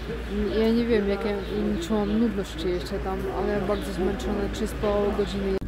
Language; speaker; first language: Polish; non-native, learner; Ukrainian